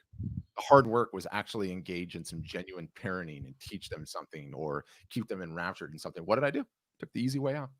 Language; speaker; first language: English; native; English